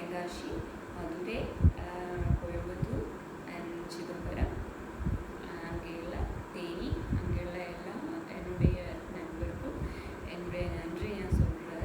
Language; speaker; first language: Tamil; non-native, learner; Malayalam